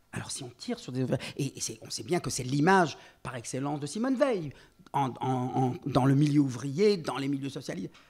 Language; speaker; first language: French; native; French